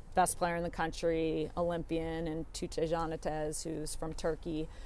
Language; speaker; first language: English; native; English